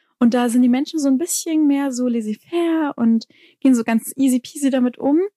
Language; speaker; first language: German; native; German